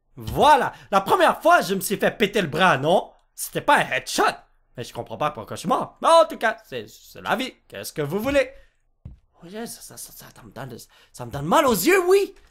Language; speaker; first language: French; native; French